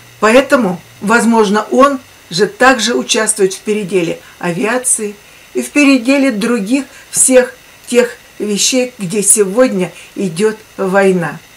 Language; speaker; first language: Russian; native; Russian